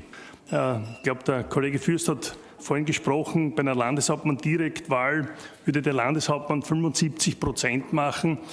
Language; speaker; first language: German; native; German